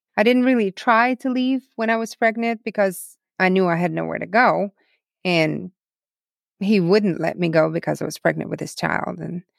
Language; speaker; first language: English; non-native, fluent; Russian